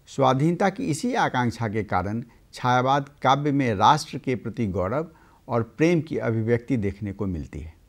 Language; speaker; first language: Hindi; native; Hindi